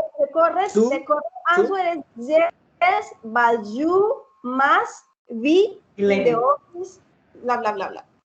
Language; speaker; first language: English; non-native, learner; Spanish